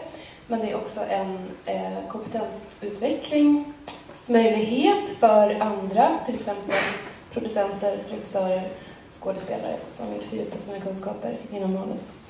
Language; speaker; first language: Swedish; native; Swedish